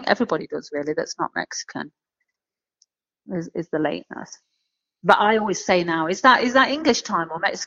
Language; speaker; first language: English; native; English